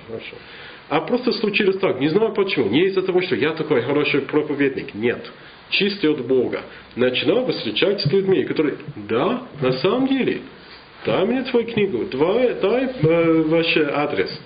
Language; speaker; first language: Russian; non-native, fluent; English